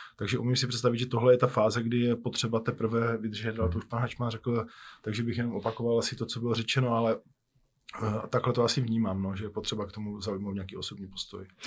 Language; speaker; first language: Czech; native; Czech